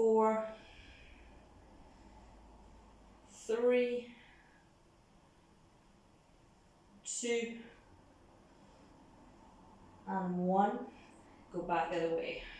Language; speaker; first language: English; native; English